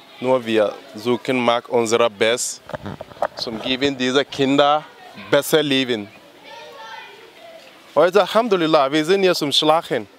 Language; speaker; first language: German; non-native, learner; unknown